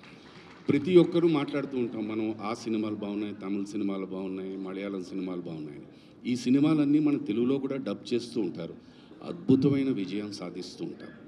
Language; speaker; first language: Telugu; native; Telugu